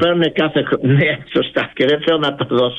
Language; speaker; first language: Greek; early bilingual, heritage; Greek